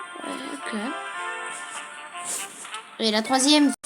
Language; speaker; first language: French; native; French